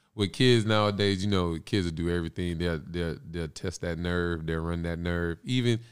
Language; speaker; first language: English; early bilingual, other home language; Spanish